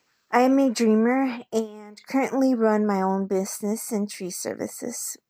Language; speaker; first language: English; early bilingual, other home language; Spanish